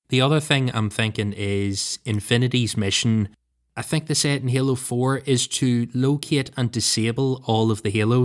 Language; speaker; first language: English; native; English